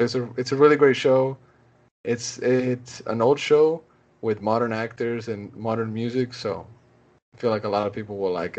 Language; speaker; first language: English; early bilingual, other home language; Spanish